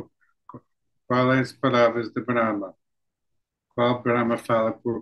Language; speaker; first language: Portuguese; non-native, learner; English